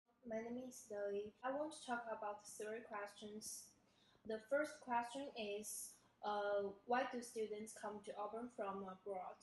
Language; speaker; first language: English; non-native, learner; Chinese